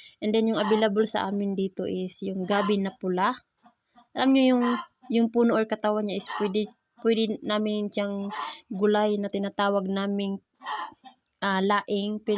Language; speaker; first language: Filipino; non-native, local second language; Cebuano